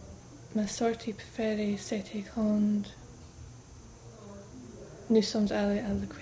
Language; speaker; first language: French; non-native, learner; English